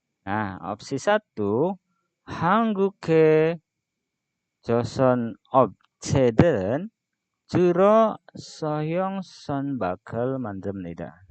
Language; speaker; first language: Korean; non-native, fluent; Indonesian